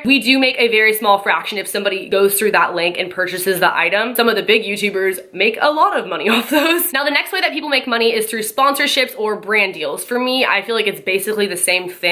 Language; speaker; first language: English; native; English